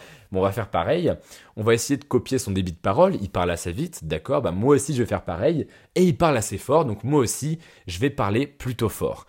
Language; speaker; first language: French; native; French